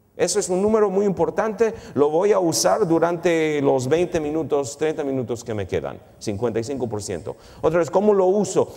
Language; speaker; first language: Spanish; early bilingual, heritage; Spanish